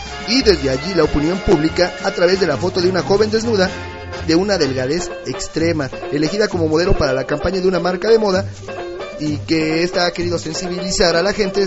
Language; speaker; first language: Spanish; native; Spanish